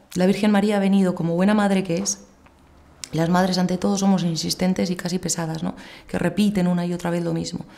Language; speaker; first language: Spanish; native; Spanish